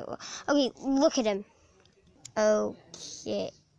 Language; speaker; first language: English; native; English